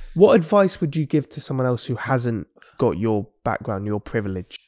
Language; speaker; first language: English; native; English